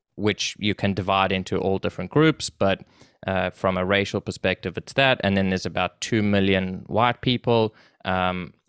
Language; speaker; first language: English; native; English